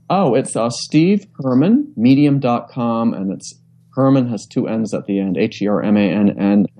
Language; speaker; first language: English; native; English